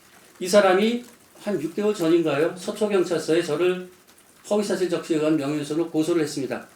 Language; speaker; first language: Korean; native; Korean